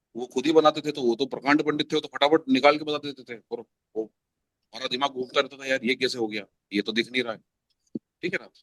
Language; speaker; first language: Hindi; native; Hindi